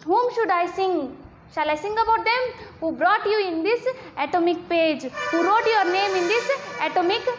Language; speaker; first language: English; non-native, local second language; Kannada